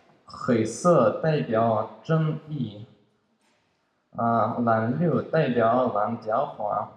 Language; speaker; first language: Chinese; non-native, learner; Russian